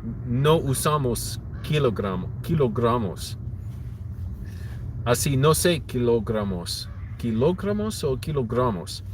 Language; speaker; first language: Spanish; non-native, learner; English